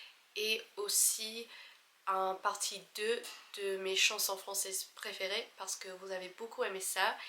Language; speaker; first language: French; non-native, fluent; English